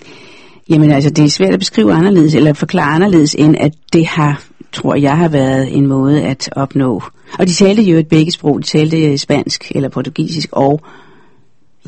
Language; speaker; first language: Danish; native; Danish